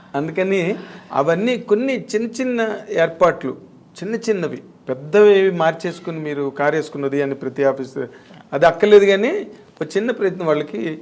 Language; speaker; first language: Telugu; native; Telugu